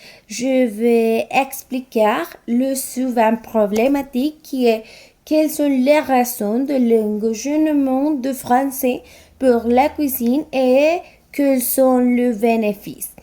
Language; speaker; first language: French; non-native, learner; Spanish